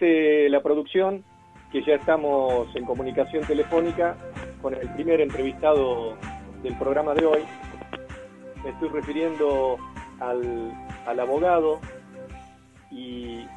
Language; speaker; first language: Spanish; native; Spanish